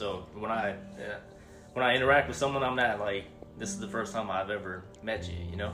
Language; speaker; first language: English; native; English